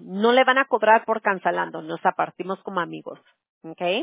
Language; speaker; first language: Spanish; early bilingual, heritage; Spanish